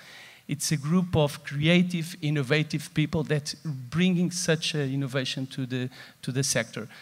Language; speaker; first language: English; non-native, fluent; Portuguese